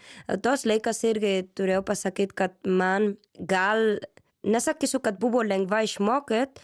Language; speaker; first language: Lithuanian; non-native, learner; Spanish